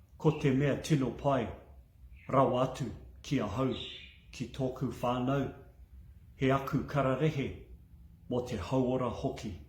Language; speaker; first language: Māori; non-native, local second language; English